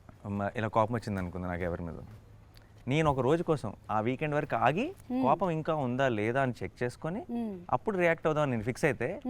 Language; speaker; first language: Telugu; native; Telugu